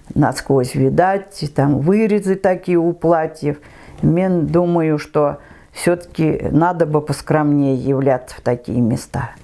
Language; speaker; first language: Russian; non-native, local second language; Kazakh